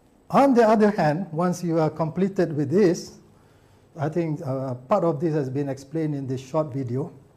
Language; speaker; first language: English; non-native, local second language; Malay